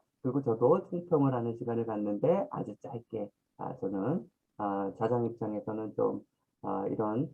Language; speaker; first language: Korean; native; Korean